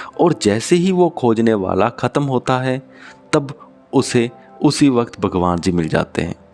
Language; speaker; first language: Hindi; non-native, local second language; Punjabi